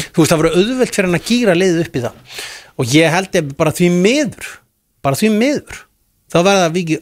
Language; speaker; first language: Icelandic; native; Icelandic